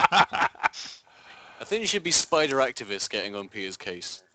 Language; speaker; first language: English; native; English